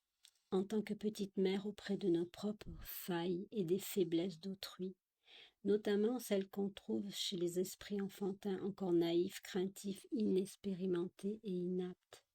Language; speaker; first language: French; native; French